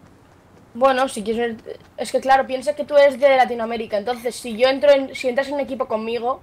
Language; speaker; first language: Spanish; native; Spanish